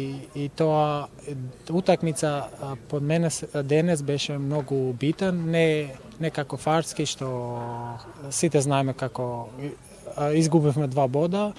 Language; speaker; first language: Macedonian; non-native, local second language; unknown